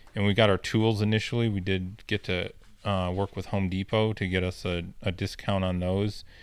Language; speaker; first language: English; native; English